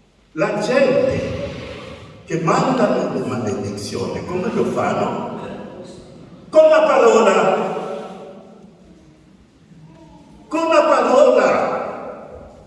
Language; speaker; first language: Italian; non-native, fluent; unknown